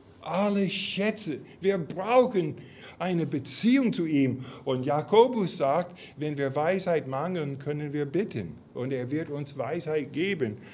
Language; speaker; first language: German; non-native, fluent; English